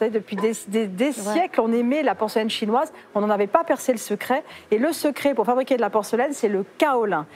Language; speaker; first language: French; native; French